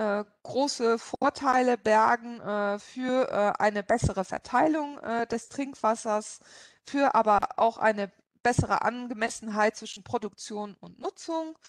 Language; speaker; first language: German; non-native, local second language; Luxembourgish